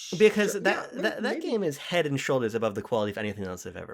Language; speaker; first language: English; native; English